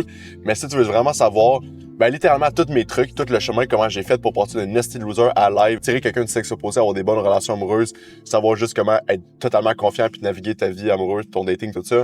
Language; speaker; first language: French; native; French